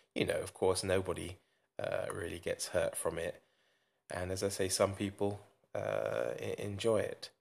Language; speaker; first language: English; native; English